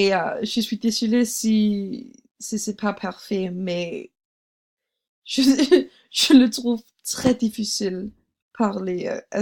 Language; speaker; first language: French; non-native, learner; English